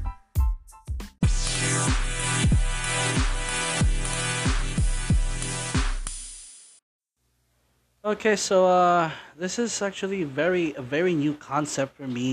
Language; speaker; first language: English; non-native, local second language; Bikol